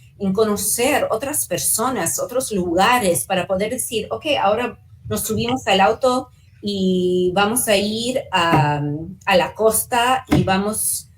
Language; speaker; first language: Spanish; early bilingual, heritage; Spanish